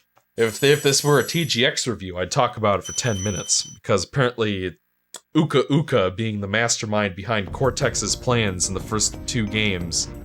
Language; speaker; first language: English; native; English